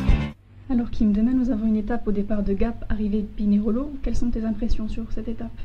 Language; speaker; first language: French; native; French